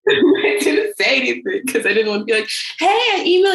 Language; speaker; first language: English; native; English